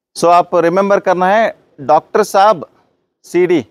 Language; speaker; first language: Hindi; non-native, local second language; Kannada